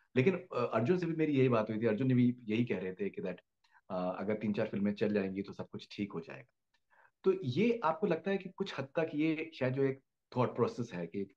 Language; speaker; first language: Hindi; native; Hindi